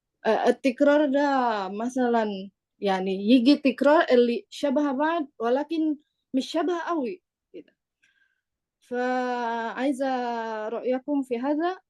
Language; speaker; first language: Arabic; non-native, learner; Indonesian